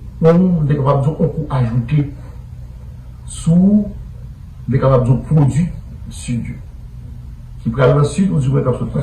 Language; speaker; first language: Haitian Creole; native; Haitian Creole